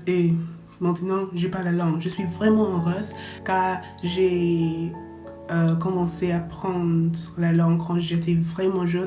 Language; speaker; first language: French; non-native, learner; English